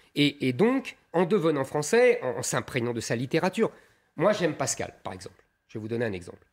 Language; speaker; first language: French; native; French